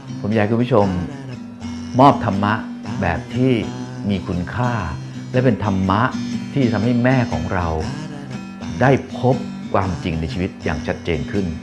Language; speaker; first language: Thai; native; Thai